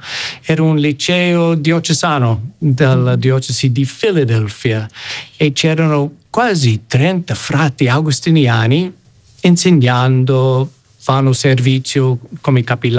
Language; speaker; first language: Italian; non-native, fluent; English